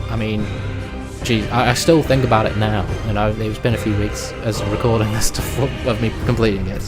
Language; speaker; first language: English; native; English